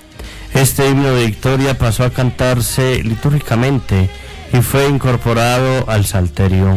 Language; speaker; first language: Spanish; native; Spanish